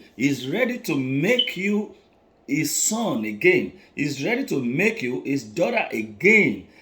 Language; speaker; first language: English; non-native, local second language; Yoruba